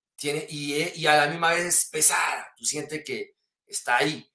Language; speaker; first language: Spanish; early bilingual, heritage; French